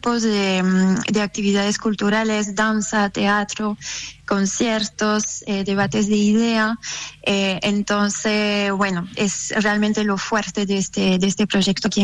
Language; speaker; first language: Spanish; non-native, fluent; French